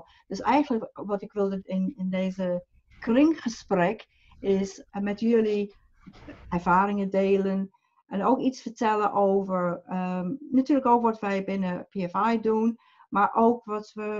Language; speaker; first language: Dutch; non-native, fluent; English